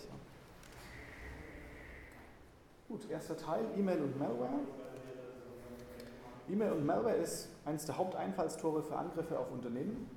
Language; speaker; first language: German; native; German